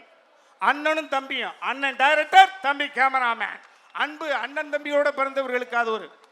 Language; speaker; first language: Tamil; native; Tamil